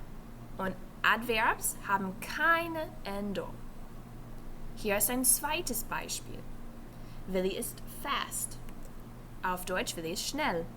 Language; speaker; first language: German; non-native, fluent; English